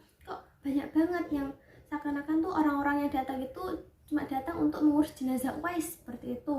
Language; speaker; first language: Indonesian; native; Indonesian